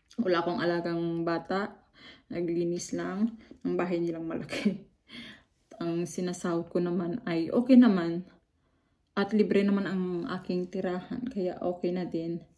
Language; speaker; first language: Filipino; non-native, local second language; Iloko